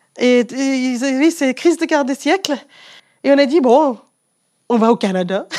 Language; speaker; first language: French; non-native, fluent; English